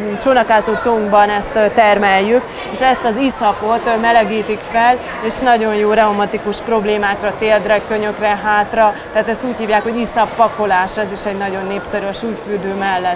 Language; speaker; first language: Hungarian; native; Hungarian